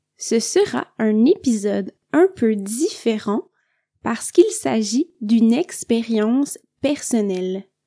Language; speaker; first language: French; native; French